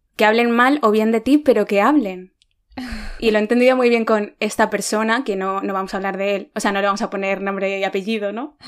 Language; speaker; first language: Spanish; native; Spanish